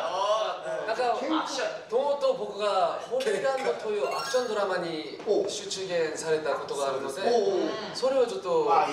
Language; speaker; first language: Japanese; non-native, learner; Korean